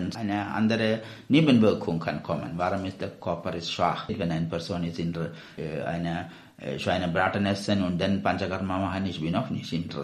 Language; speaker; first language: German; non-native, learner; Malayalam